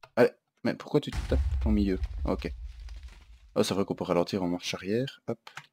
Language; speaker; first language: French; native; French